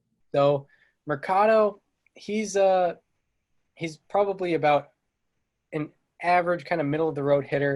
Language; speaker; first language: English; native; English